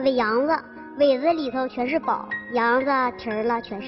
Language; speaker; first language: Chinese; native; Chinese